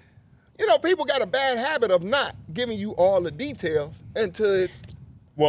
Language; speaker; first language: English; native; English